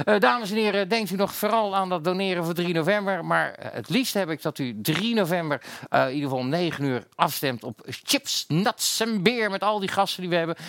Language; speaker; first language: Dutch; native; Dutch